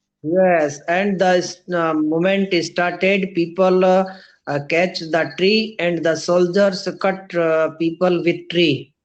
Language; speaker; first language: English; non-native, learner; Rajasthani